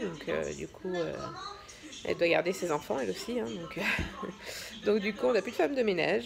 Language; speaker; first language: French; native; French